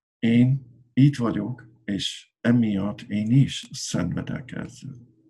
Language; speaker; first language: Hungarian; non-native, learner; English